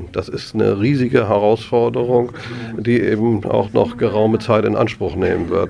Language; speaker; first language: German; native; German